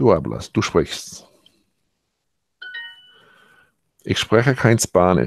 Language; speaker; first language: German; non-native, learner; English